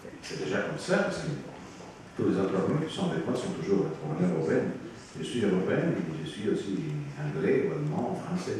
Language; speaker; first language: French; non-native, fluent; Italian